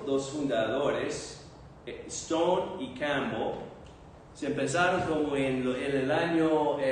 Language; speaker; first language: Spanish; non-native, fluent; English